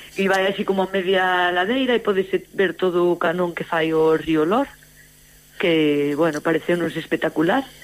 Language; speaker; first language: Galician; native; Galician